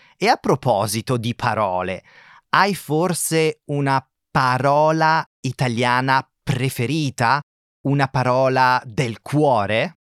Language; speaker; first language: Italian; native; Italian